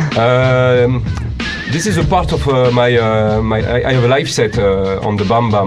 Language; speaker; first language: English; non-native, learner; French